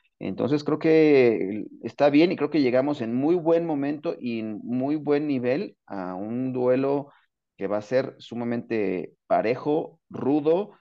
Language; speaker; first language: Spanish; native; Spanish